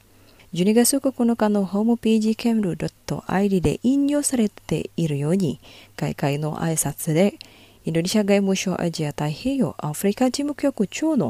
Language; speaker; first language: Japanese; non-native, fluent; Indonesian